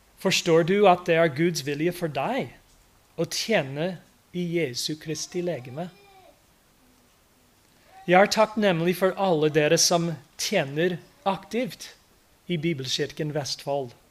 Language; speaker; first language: Norwegian; non-native, fluent; English